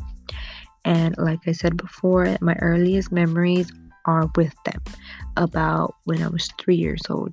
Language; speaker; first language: English; native; English